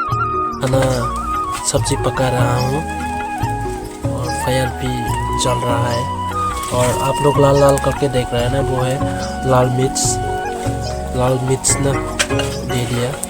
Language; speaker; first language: Hindi; non-native, local second language; Kok Borok